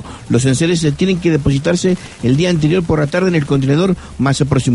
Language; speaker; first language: Spanish; native; Spanish